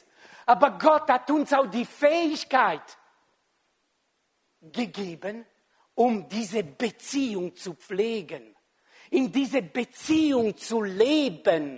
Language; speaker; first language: German; non-native, fluent; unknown